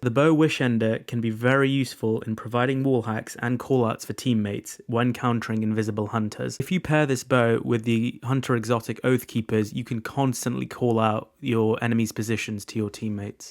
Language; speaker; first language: English; native; English